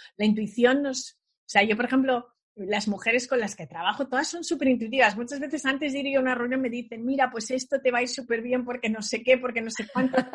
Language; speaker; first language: Spanish; early bilingual, other home language; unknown